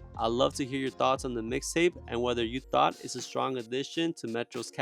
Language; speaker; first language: English; native; English